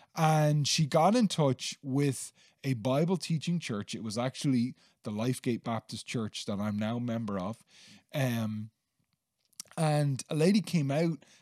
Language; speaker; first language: English; native; English